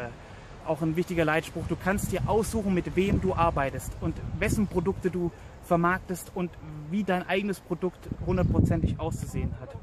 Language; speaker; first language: German; native; German